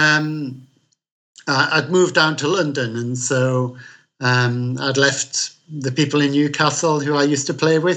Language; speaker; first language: English; native; English